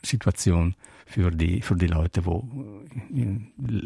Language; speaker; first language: German; non-native, learner; Italian